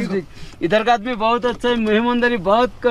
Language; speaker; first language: Hindi; non-native, learner; Bangla